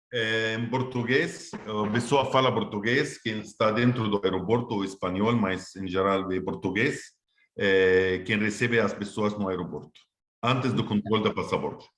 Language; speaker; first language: Portuguese; non-native, fluent; Arabic